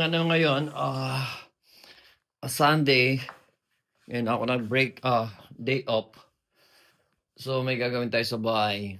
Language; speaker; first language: Filipino; native; Filipino